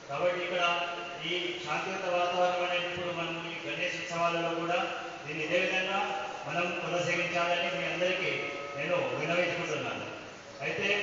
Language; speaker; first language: Telugu; native; Telugu